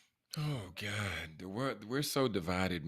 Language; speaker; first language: English; native; English